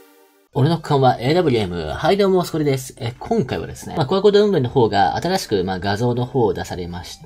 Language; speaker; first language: Japanese; native; Japanese